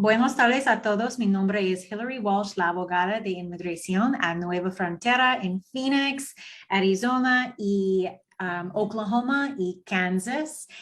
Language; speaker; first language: Spanish; non-native, learner; English